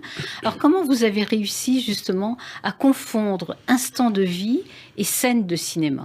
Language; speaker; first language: French; native; French